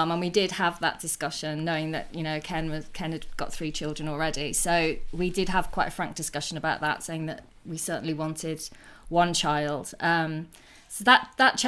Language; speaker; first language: English; native; English